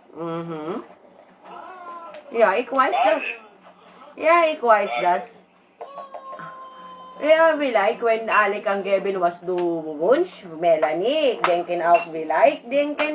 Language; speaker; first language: German; non-native, learner; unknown